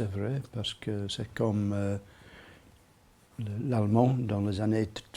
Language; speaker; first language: French; non-native, learner; English